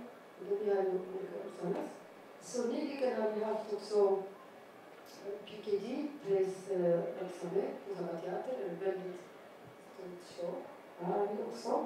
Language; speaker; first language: Swedish; non-native, learner; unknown